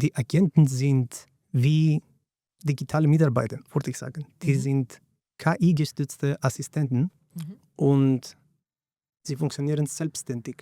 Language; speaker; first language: German; non-native, fluent; Greek